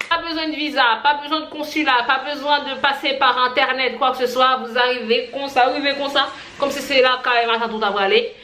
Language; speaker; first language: French; non-native, local second language; Haitian Creole